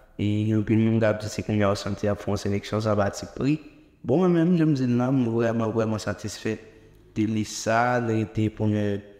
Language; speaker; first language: French; non-native, local second language; Haitian Creole